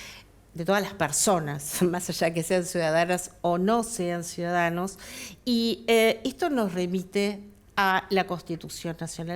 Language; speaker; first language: Spanish; native; Spanish